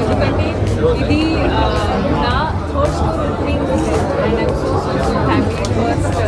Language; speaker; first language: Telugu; non-native, learner; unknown